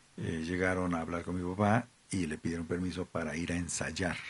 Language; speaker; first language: Spanish; native; Spanish